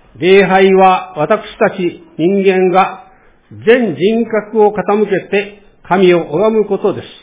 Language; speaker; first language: Japanese; native; Japanese